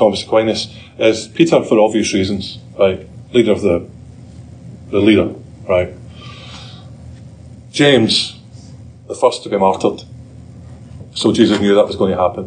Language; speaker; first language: English; native; English